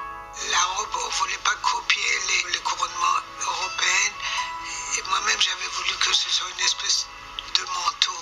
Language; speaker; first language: French; non-native, fluent; Persian